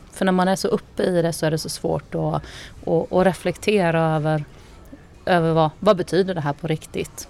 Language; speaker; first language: Swedish; native; Swedish